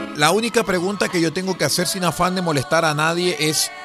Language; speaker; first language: Spanish; native; Spanish